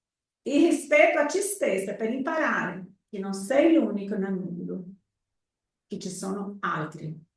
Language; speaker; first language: Italian; non-native, fluent; Portuguese